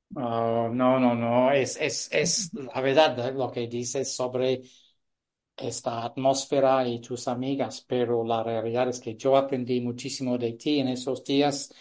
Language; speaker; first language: Spanish; non-native, fluent; English